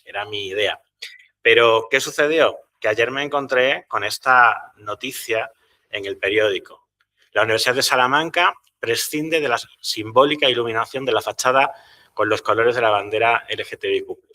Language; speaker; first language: Spanish; native; Spanish